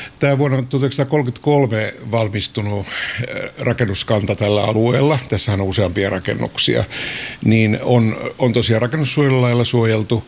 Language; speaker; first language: Finnish; native; Finnish